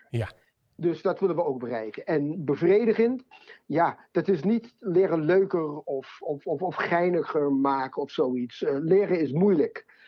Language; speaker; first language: Dutch; non-native, fluent; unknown